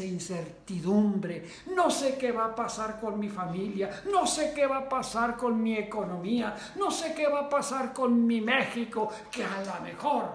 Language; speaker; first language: Spanish; native; Spanish